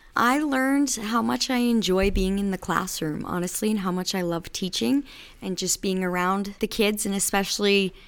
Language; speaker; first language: English; native; English